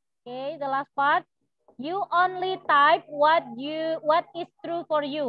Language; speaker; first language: English; non-native, learner; Indonesian